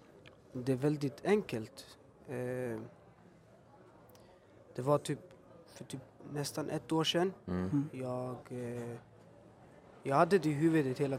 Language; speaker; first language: Swedish; early bilingual, other home language; Albanian